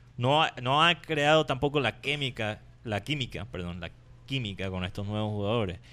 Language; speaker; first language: Spanish; non-native, fluent; English